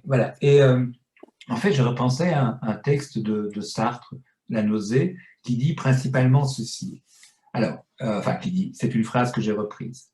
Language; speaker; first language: French; native; French